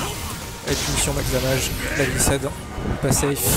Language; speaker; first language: French; native; French